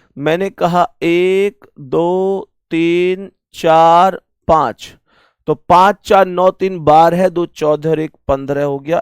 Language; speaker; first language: Hindi; native; Hindi